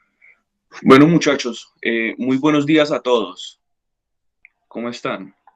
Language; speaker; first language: Spanish; native; Spanish